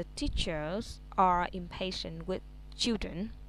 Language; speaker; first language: English; non-native, fluent; Vietnamese